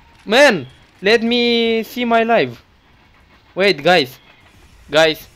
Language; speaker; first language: English; non-native, learner; Romanian